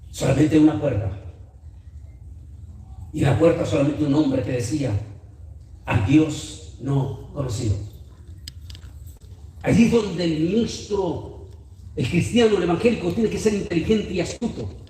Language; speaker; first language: Spanish; native; Spanish